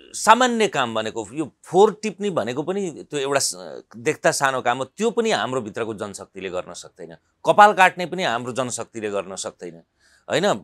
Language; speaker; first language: Nepali; native; Nepali